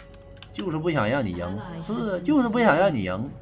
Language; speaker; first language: Chinese; native; Chinese